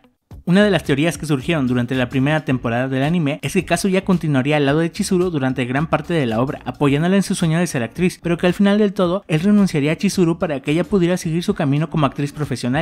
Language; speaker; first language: Spanish; native; Spanish